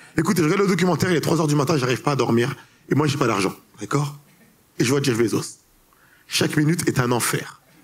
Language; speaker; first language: French; early bilingual, other home language; Haitian Creole